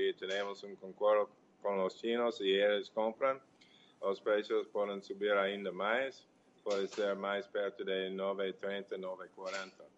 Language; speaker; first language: Portuguese; non-native, learner; English